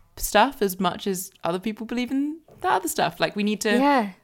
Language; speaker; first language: English; native; English